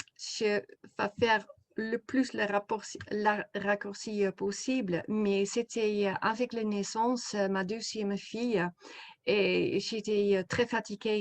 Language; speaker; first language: French; non-native, fluent; Dutch